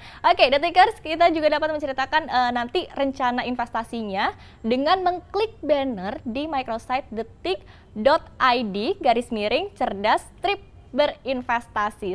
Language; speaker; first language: Indonesian; native; Indonesian